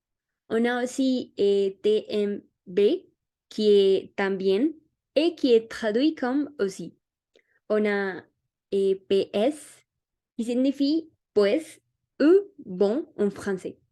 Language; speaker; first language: French; non-native, learner; Spanish